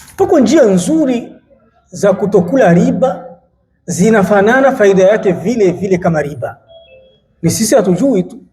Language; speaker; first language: Swahili; native; Swahili